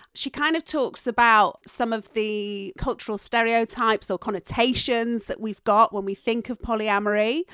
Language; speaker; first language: English; native; English